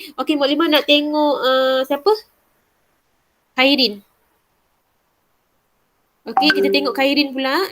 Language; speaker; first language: Malay; native; Malay